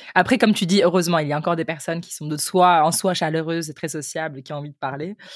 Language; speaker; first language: French; native; French